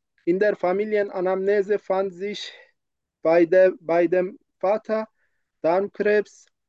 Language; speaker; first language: German; non-native, learner; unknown